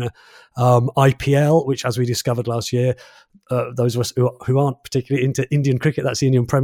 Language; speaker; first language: English; native; English